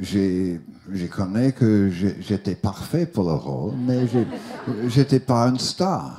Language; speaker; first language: French; non-native, learner; English